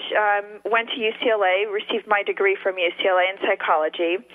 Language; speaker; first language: English; early bilingual, other home language; Spanish